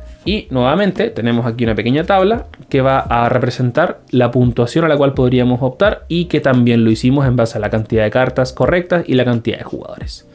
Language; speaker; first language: Spanish; native; Spanish